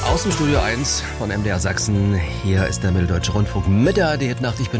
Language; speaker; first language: German; native; German